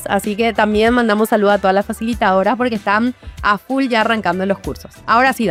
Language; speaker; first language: Spanish; native; Spanish